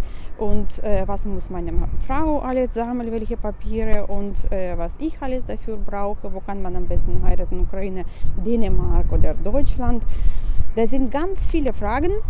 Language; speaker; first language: German; non-native, fluent; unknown